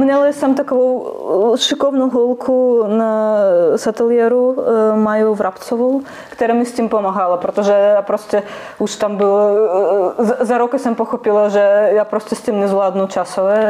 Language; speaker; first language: Czech; non-native, learner; Russian